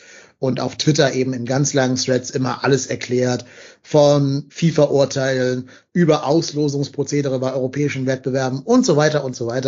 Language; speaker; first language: German; native; German